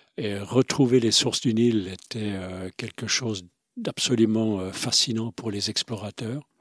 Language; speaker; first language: French; non-native, local second language; Swiss German